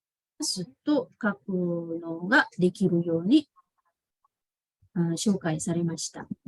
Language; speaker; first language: Japanese; non-native, fluent; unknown